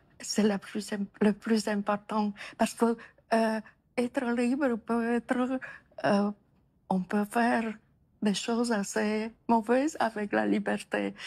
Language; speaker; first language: French; non-native, fluent; Romanian